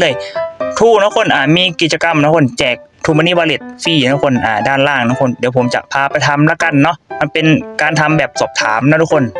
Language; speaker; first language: Thai; non-native, local second language; Northeastern Thai